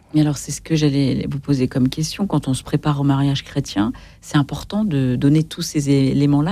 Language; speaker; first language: French; native; French